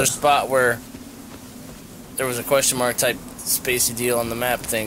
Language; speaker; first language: English; native; English